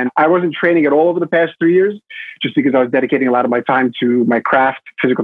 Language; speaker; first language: English; native; English